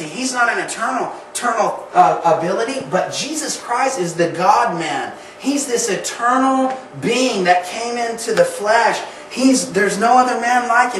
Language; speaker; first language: English; native; English